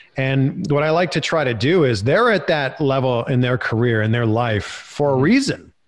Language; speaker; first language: English; native; English